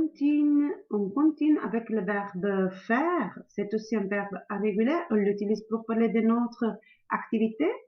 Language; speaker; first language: French; non-native, learner; Italian